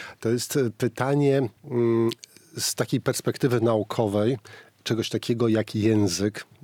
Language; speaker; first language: Polish; native; Polish